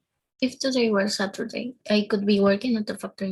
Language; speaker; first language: English; non-native, learner; Spanish